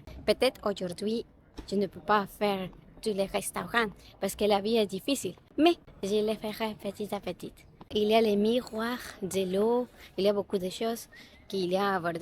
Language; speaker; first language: French; non-native, learner; Spanish